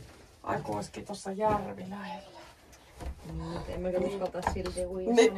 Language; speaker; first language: Finnish; native; Finnish